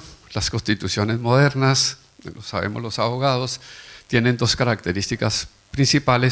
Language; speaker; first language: Spanish; native; Spanish